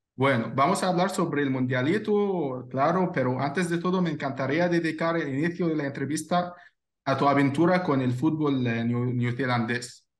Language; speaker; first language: Spanish; non-native, fluent; Arabic